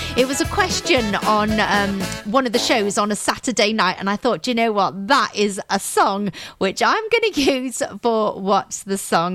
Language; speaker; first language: English; native; English